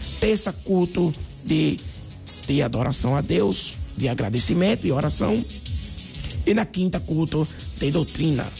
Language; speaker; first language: Portuguese; native; Portuguese